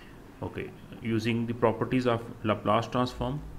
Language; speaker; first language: English; non-native, local second language; Urdu